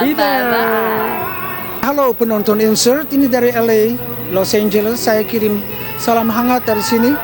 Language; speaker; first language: Indonesian; early bilingual, heritage; Indonesian